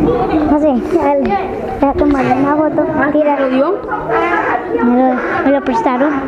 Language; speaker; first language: Spanish; native; Spanish